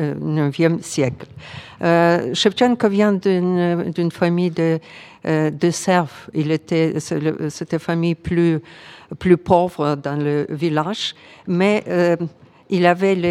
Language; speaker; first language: French; non-native, fluent; Ukrainian